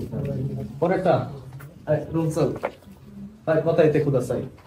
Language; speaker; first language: Japanese; non-native, learner; Bangla